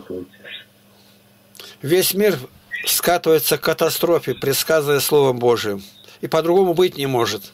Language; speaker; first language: Russian; native; Russian